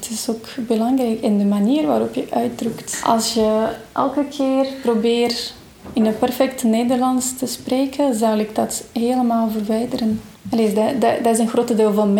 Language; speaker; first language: Dutch; non-native, fluent; Portuguese